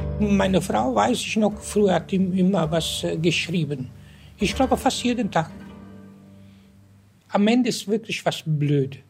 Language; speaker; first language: German; non-native, learner; Italian